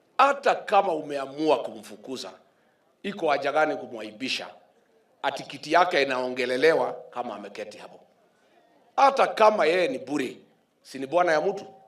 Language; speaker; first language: Swahili; non-native, local second language; Kikuyu